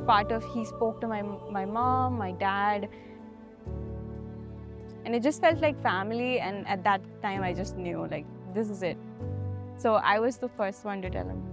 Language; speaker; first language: English; early bilingual, other home language; Telugu